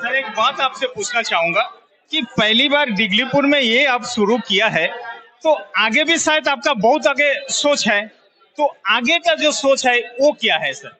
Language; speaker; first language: Hindi; non-native, local second language; Bangla